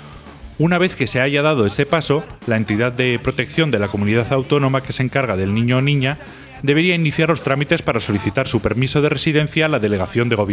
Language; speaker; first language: Spanish; native; Spanish